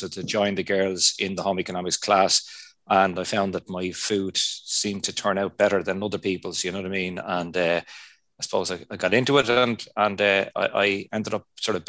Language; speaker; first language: English; non-native, local second language; Irish